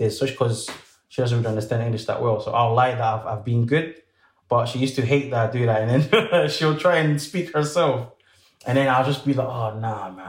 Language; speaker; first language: English; early bilingual, other home language; French